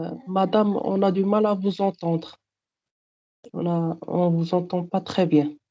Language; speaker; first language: French; non-native, local second language; Arabic